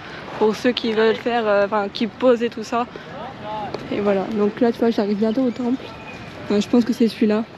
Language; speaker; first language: French; native; French